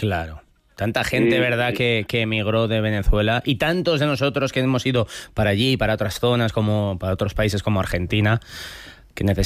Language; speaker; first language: Spanish; native; Spanish